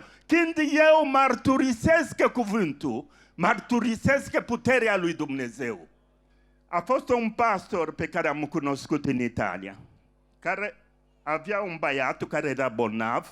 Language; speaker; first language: Romanian; non-native, fluent; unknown